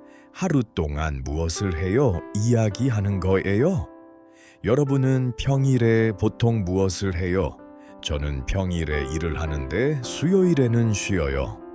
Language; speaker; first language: Korean; non-native, fluent; Uzbek